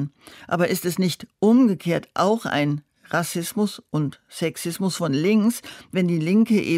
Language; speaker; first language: German; native; German